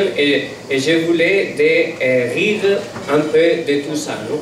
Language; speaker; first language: French; non-native, learner; Catalan